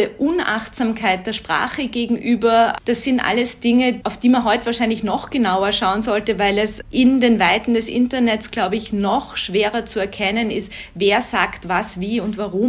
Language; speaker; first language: German; native; German